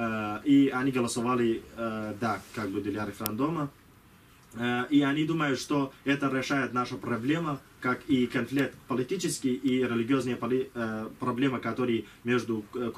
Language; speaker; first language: Russian; non-native, learner; Kurdish